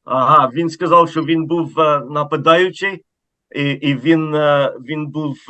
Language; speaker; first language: Ukrainian; early bilingual, heritage; Ukrainian